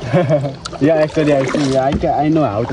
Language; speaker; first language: English; non-native, learner; Nepali